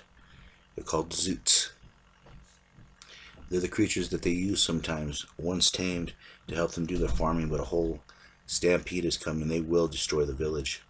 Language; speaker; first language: English; native; English